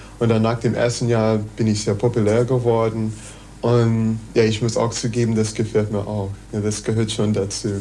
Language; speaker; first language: German; non-native, fluent; English